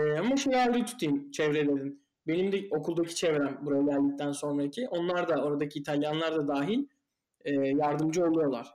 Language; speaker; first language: Turkish; native; Turkish